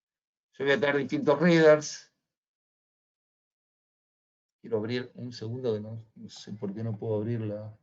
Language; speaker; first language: Spanish; native; Spanish